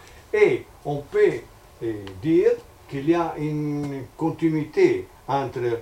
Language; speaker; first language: French; non-native, fluent; Italian